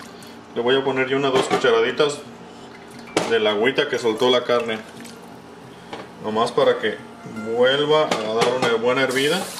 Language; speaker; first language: Spanish; native; Spanish